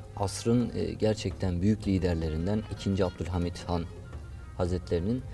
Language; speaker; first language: Turkish; native; Turkish